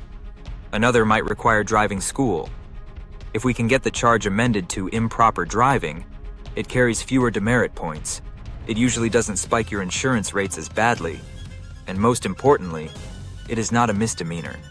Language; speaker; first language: English; native; English